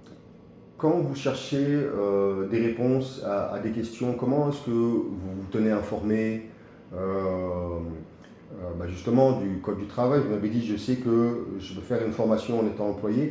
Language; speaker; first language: French; native; French